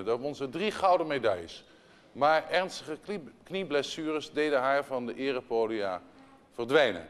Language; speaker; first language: Dutch; native; Dutch